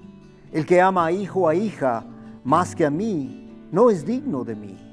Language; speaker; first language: Spanish; native; Spanish